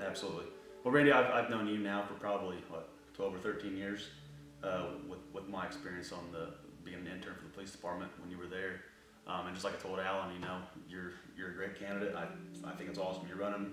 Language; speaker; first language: English; native; English